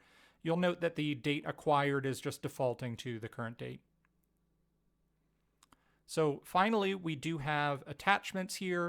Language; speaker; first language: English; native; English